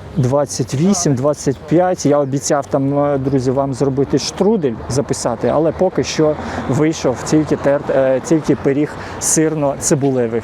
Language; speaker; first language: Ukrainian; non-native, local second language; Russian